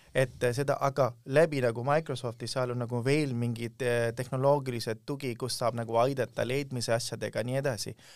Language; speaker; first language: Estonian; non-native, fluent; Urdu